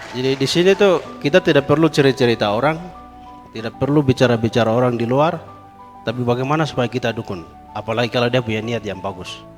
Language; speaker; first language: Indonesian; non-native, local second language; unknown